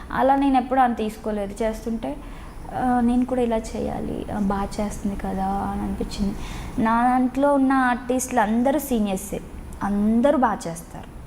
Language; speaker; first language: Telugu; native; Telugu